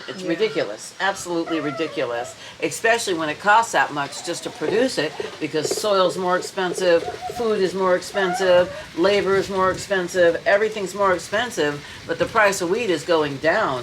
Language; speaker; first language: English; native; English